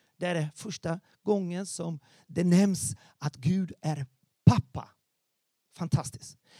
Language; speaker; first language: Swedish; non-native, fluent; Portuguese